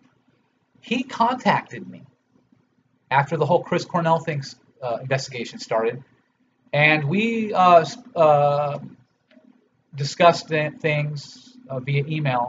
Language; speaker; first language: English; native; English